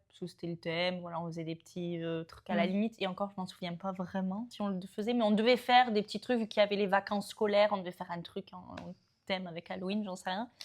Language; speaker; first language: French; native; French